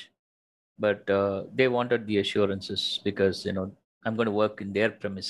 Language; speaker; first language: English; non-native, local second language; Tamil